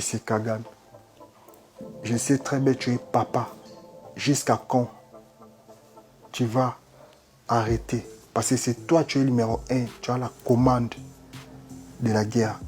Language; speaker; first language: French; non-native, local second language; Lingala